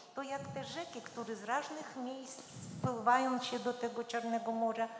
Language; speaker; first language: Polish; non-native, fluent; Georgian